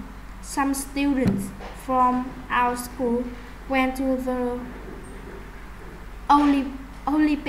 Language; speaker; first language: English; non-native, learner; Vietnamese